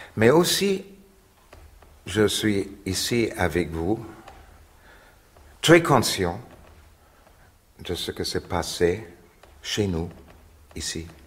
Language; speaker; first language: French; non-native, fluent; English